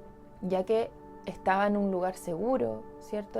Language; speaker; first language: Spanish; native; Spanish